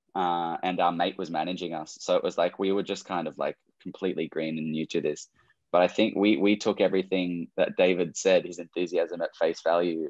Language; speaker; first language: English; native; English